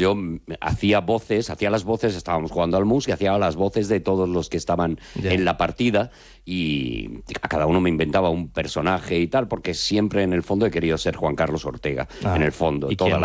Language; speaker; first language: Spanish; native; Spanish